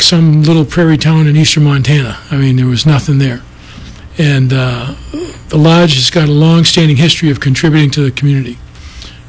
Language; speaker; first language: English; non-native, local second language; Greek